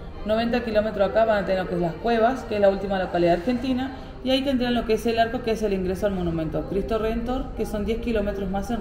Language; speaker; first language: Spanish; native; Spanish